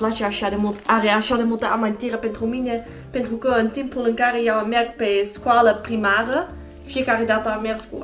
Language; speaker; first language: Romanian; non-native, learner; Dutch